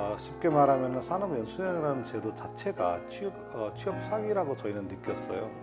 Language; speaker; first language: Korean; non-native, fluent; Nepali